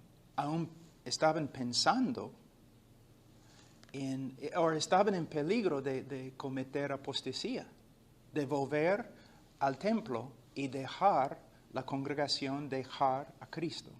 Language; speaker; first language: Spanish; non-native, fluent; English